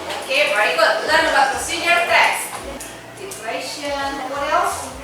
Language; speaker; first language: English; non-native, fluent; Indonesian